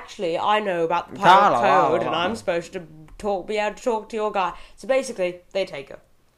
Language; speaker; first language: English; native; English